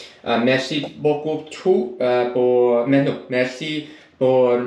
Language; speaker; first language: French; non-native, learner; English